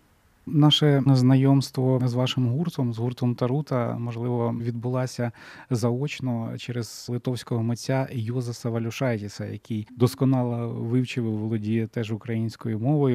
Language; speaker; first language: Ukrainian; native; Ukrainian